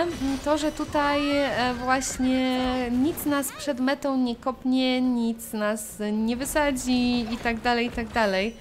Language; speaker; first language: Polish; native; Polish